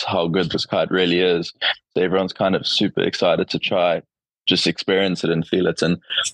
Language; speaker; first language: English; native; English